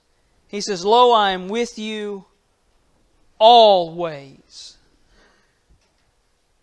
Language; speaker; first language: English; native; English